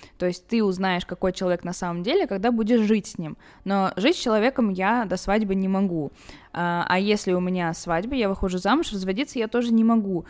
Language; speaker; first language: Russian; early bilingual, other home language; Armenian